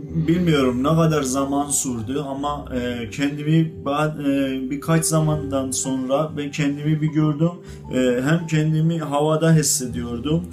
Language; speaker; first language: Turkish; non-native, fluent; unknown